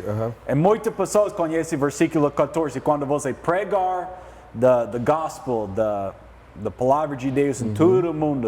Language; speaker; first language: Portuguese; non-native, learner; English